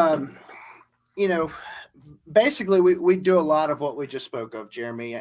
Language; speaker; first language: English; native; English